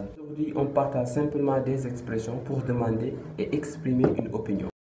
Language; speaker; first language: French; non-native, local second language; Wolof